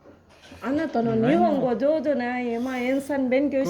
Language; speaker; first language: Japanese; non-native, learner; Bangla